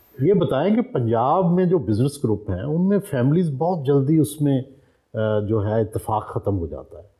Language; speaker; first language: Urdu; non-native, local second language; Punjabi